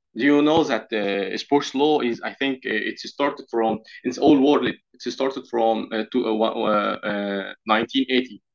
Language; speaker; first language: English; non-native, learner; Arabic